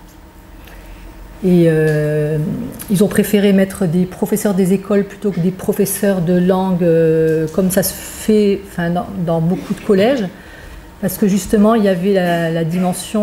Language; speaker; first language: French; native; French